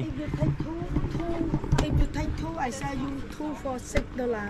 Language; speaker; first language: English; non-native, learner; Khmer